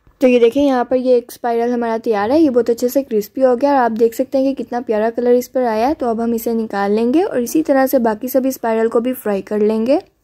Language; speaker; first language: Urdu; native; Urdu